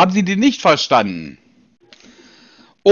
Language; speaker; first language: German; native; German